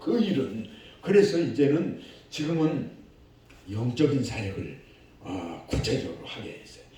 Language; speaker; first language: Korean; native; Korean